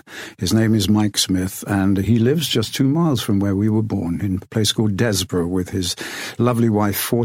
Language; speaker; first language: English; native; English